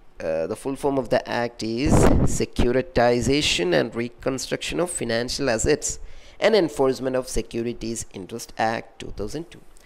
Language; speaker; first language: English; non-native, local second language; Malayalam